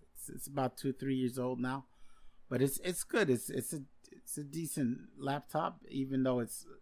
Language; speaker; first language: English; non-native, fluent; Spanish